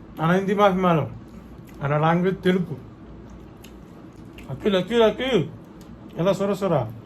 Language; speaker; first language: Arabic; non-native, learner; Telugu